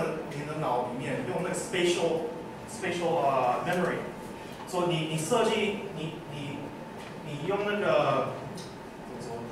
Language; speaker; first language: Chinese; early bilingual, heritage; English